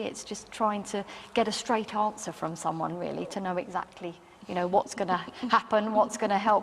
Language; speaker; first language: English; native; English